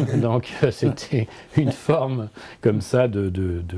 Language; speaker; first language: French; native; French